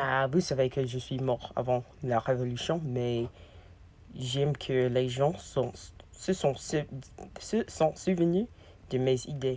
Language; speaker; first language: French; non-native, learner; English